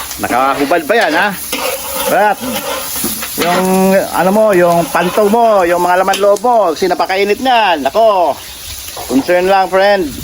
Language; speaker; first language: Filipino; non-native, local second language; Cebuano